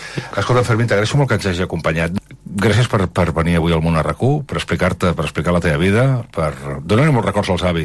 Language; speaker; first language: Catalan; native; Catalan